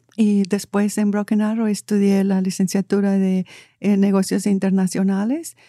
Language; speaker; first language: English; non-native, fluent; Spanish